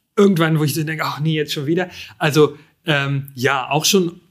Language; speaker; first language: German; native; German